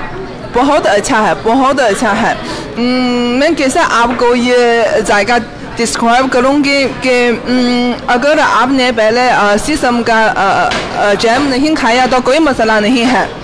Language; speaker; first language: Hindi; non-native, fluent; Chinese